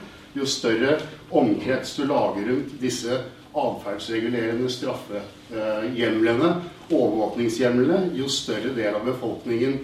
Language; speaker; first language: Norwegian; native; Norwegian